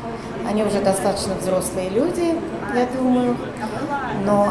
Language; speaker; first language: Russian; native; Russian